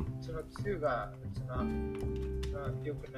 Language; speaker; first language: Japanese; non-native, learner; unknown